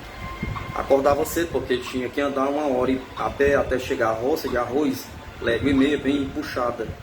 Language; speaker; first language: Portuguese; native; Portuguese